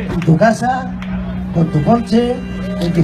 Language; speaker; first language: Spanish; native; Spanish